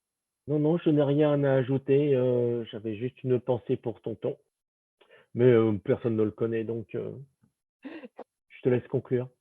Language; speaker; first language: French; native; French